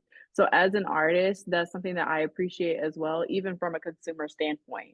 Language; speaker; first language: English; native; English